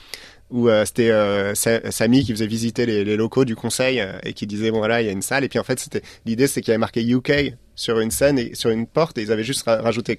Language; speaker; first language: French; native; French